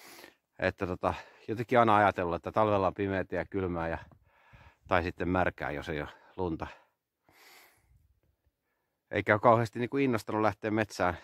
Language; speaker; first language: Finnish; native; Finnish